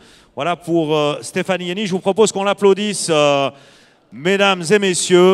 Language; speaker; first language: French; native; French